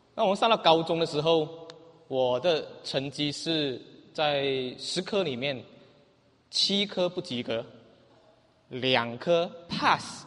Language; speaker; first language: Chinese; native; Chinese